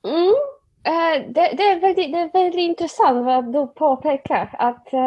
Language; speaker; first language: Swedish; non-native, fluent; Polish